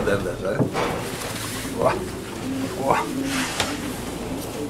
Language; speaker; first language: English; non-native, learner; Romanian